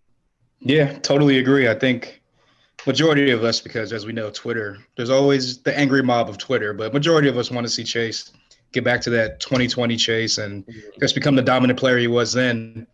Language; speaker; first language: English; native; English